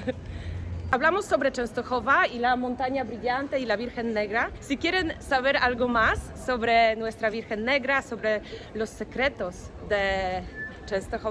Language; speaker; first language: Spanish; non-native, fluent; Polish